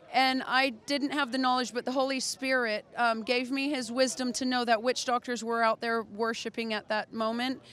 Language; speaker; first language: English; native; English